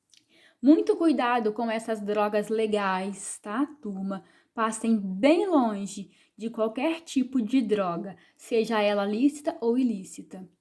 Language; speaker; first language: Portuguese; native; Portuguese